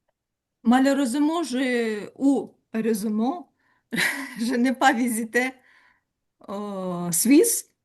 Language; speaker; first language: French; non-native, learner; Ukrainian